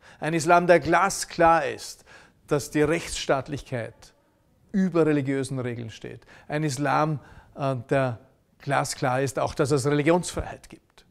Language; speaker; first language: German; native; German